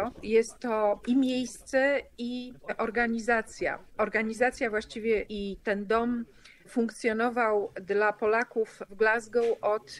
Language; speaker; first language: Polish; native; Polish